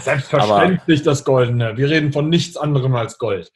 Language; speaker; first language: German; native; German